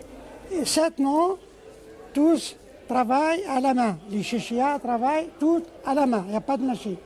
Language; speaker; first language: French; non-native, learner; Arabic